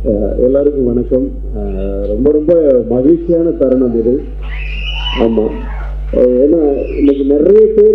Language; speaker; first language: Tamil; non-native, fluent; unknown